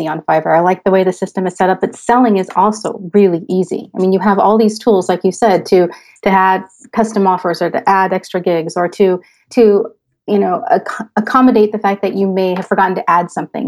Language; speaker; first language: English; native; English